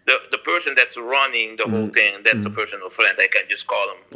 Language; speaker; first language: English; non-native, fluent; Dutch